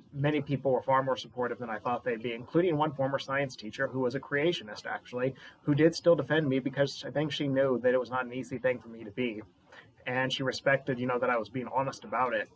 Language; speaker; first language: English; native; English